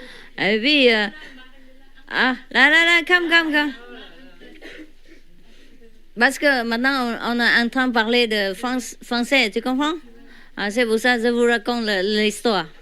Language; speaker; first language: French; non-native, learner; Vietnamese